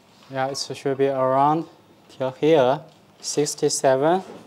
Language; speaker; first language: English; non-native, fluent; Chinese